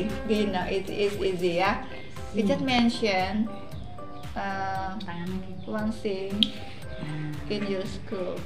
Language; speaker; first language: English; non-native, fluent; Indonesian